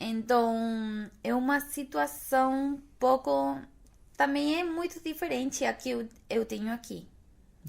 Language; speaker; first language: Portuguese; non-native, fluent; Spanish